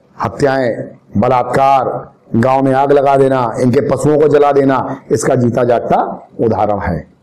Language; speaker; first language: Hindi; native; Hindi